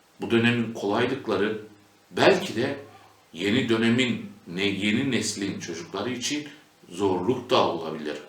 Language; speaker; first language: Turkish; native; Turkish